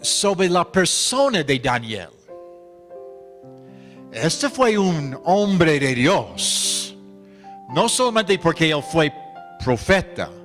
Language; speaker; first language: Spanish; non-native, fluent; English